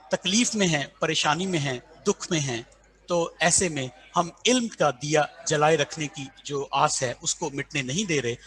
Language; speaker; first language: Hindi; non-native, local second language; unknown